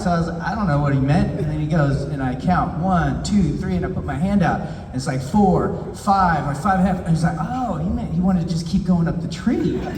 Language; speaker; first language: English; native; English